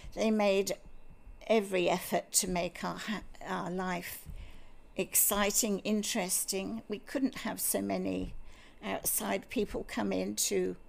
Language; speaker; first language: English; native; English